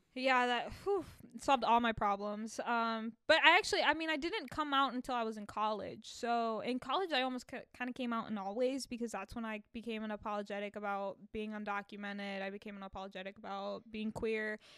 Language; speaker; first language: English; early bilingual, other home language; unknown